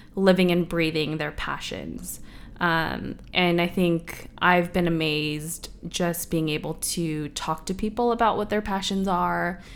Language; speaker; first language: English; native; English